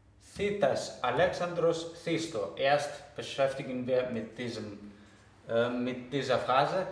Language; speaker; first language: German; non-native, fluent; Greek